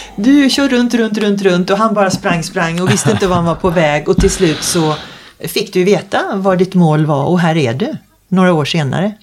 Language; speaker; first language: Swedish; native; Swedish